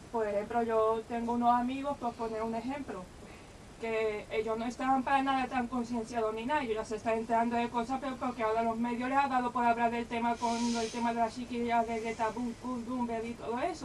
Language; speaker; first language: Spanish; native; Spanish